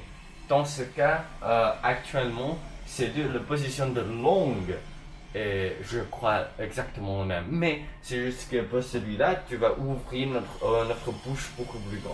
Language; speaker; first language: French; non-native, learner; Chinese